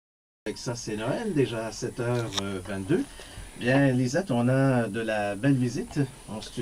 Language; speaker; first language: French; native; French